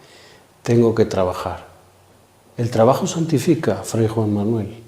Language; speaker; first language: Spanish; native; Spanish